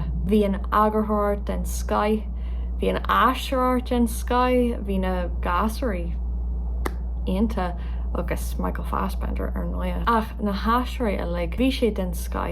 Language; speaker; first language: Irish; non-native, local second language; English